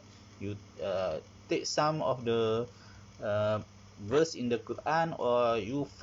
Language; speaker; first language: English; non-native, learner; Malay